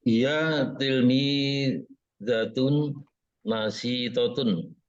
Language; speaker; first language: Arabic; non-native, learner; Indonesian